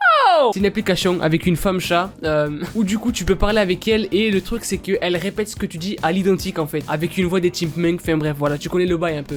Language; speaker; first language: French; native; French